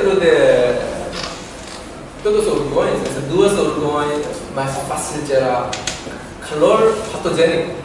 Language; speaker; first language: Portuguese; non-native, learner; Korean